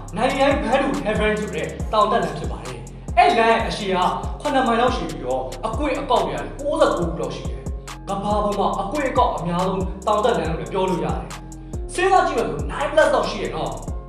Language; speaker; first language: Burmese; non-native, local second language; Tamil